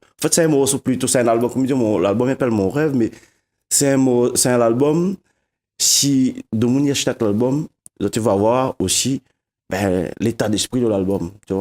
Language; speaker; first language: French; non-native, local second language; Réunion Creole French